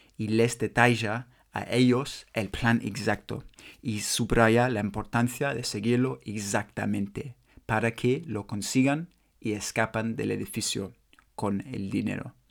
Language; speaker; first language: Spanish; non-native, learner; English